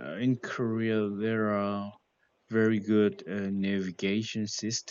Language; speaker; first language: English; non-native, learner; Korean